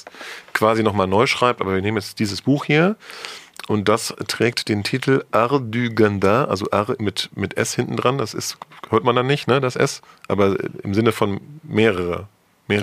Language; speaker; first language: German; native; German